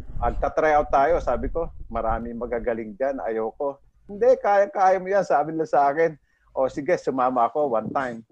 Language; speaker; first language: Filipino; native; Filipino